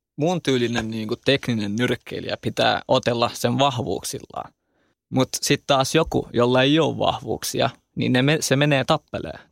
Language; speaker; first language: Finnish; early bilingual, other home language; Albanian